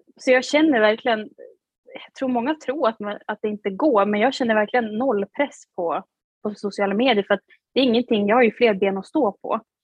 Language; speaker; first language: Swedish; native; Swedish